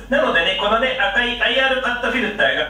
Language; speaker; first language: Japanese; native; Japanese